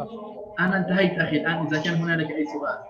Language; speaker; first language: Arabic; native; Arabic